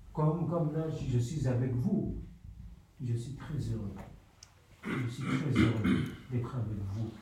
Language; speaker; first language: French; non-native, fluent; Soninke